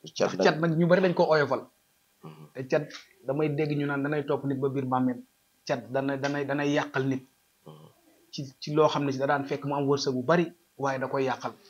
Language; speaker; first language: Wolof; native; Wolof